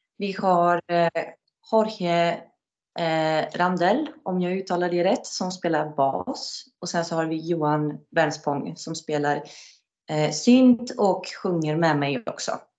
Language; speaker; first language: Swedish; non-native, fluent; Greek